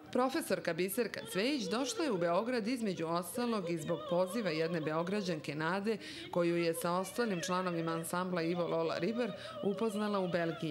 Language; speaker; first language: Serbian; native; Serbian